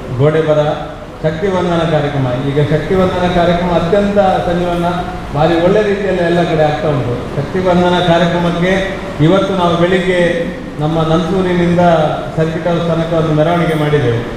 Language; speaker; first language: Kannada; native; Kannada